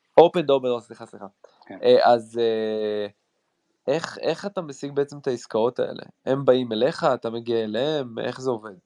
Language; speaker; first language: Hebrew; native; Hebrew